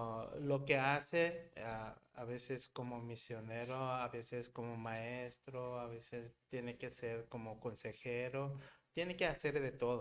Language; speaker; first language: Spanish; non-native, learner; Korean